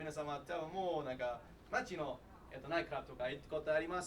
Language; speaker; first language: Japanese; non-native, learner; English